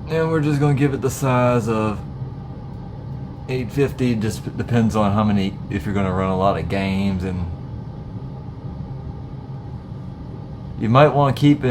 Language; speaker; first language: English; native; English